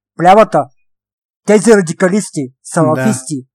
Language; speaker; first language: Bulgarian; native; Bulgarian